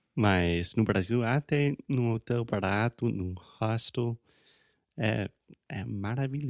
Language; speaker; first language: Portuguese; non-native, fluent; English